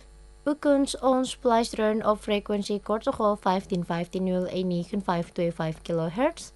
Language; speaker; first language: Dutch; non-native, fluent; Indonesian